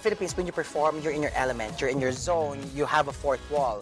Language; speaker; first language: English; non-native, local second language; Filipino